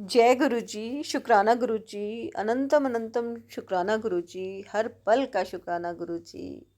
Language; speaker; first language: Hindi; native; Hindi